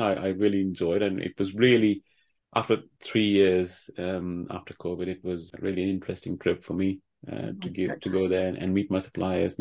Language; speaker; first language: English; non-native, local second language; Hindi